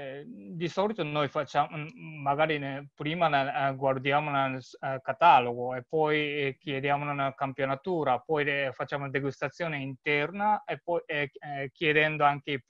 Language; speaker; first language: Italian; non-native, learner; Japanese